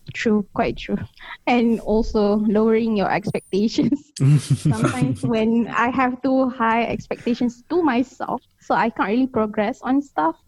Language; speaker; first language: English; native; English